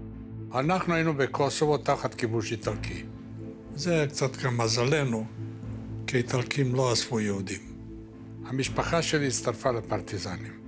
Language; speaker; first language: Hebrew; non-native, fluent; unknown